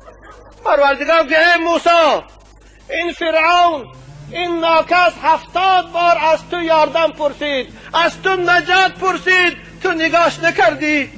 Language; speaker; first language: Persian; native; Persian